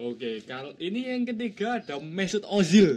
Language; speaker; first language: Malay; non-native, local second language; Javanese